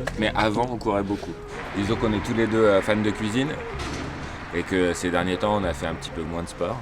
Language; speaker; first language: French; native; French